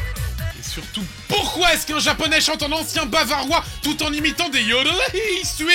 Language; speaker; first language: French; native; French